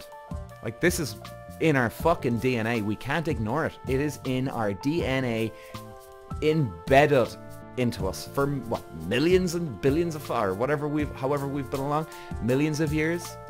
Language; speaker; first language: English; native; English